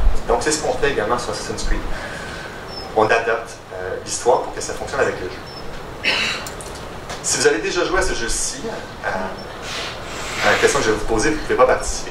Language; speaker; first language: French; native; French